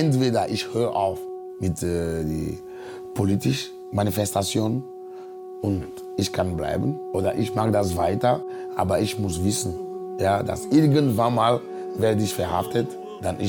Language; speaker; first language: German; non-native, fluent; Ewe